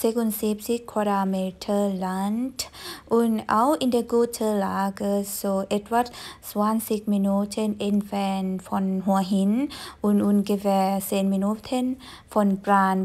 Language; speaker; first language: German; non-native, fluent; Thai